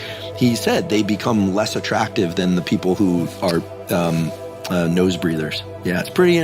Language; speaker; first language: English; native; English